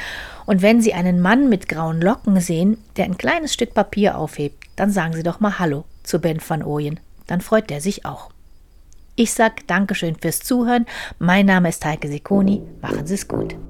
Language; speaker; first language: German; native; German